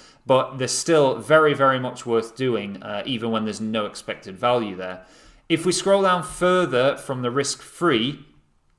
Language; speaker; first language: English; native; English